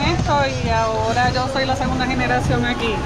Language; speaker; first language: Spanish; native; Spanish